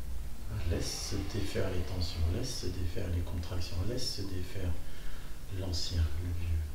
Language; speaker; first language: French; native; French